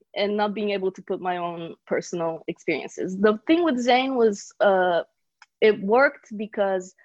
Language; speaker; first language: English; early bilingual, other home language; Bulgarian